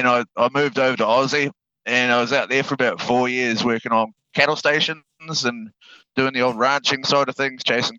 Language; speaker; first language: English; native; English